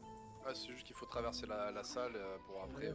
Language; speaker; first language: French; native; French